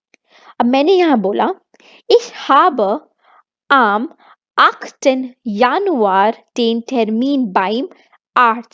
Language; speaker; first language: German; non-native, fluent; Hindi